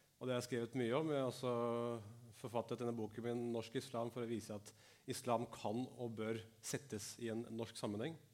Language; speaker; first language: Norwegian; early bilingual, other home language; Urdu